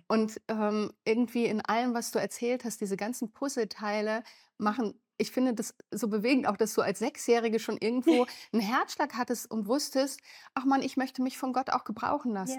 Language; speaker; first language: German; native; German